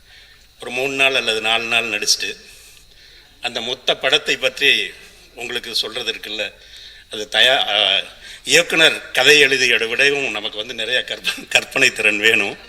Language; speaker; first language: Tamil; native; Tamil